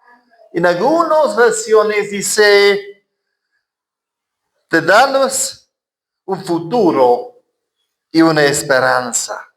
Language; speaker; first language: Spanish; non-native, fluent; English